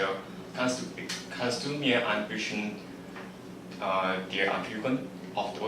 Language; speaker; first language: German; non-native, learner; Chinese